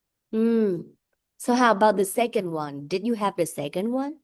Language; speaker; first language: English; non-native, fluent; Vietnamese